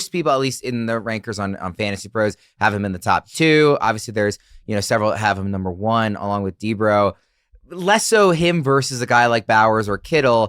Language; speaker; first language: English; native; English